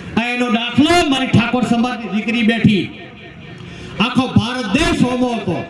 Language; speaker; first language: Gujarati; native; Gujarati